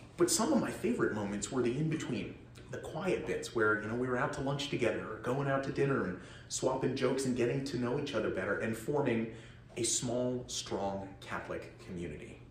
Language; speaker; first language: English; native; English